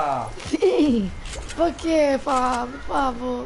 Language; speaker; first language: Portuguese; non-native, fluent; Italian